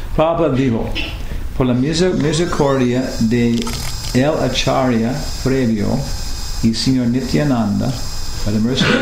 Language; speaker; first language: Spanish; non-native, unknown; English